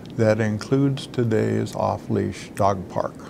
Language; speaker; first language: English; native; English